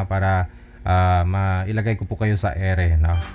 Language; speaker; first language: Filipino; native; Filipino